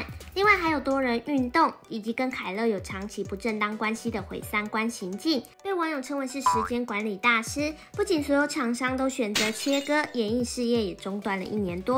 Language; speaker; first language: Chinese; native; Chinese